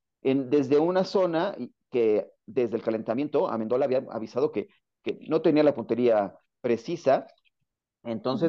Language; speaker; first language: Spanish; native; Spanish